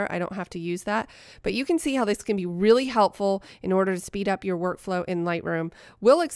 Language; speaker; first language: English; native; English